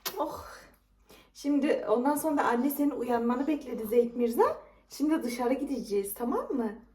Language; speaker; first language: Turkish; early bilingual, heritage; Turkish